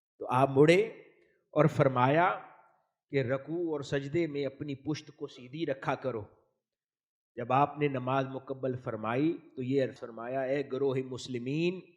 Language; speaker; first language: Urdu; native; Urdu